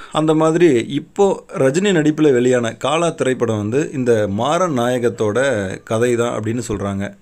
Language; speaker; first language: Tamil; native; Tamil